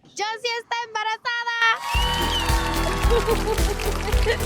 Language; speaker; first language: Spanish; native; Spanish